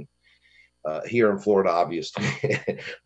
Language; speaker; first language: English; native; English